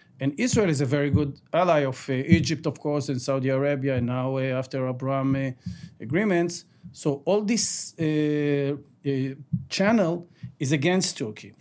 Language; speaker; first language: English; non-native, fluent; Ladino